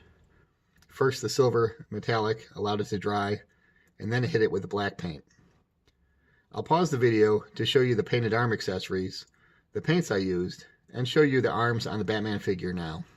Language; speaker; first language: English; native; English